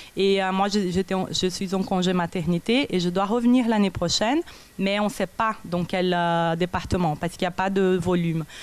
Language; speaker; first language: French; non-native, fluent; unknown